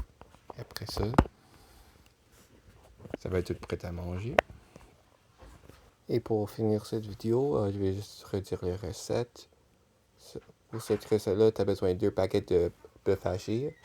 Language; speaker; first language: French; non-native, local second language; English